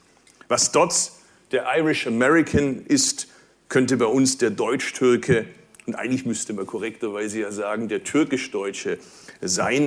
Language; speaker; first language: German; early bilingual, other home language; Turkish